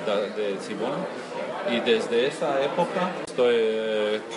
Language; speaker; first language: Spanish; non-native, learner; Croatian